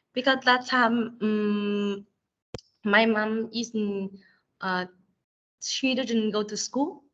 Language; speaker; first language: English; non-native, learner; Vietnamese